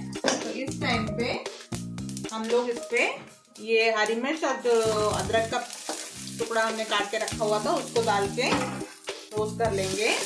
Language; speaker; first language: Hindi; non-native, local second language; Tamil